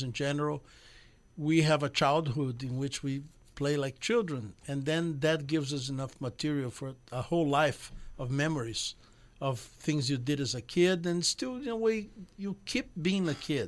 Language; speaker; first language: English; non-native, fluent; Portuguese